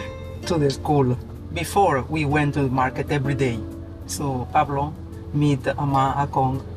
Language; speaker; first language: English; non-native, learner; Spanish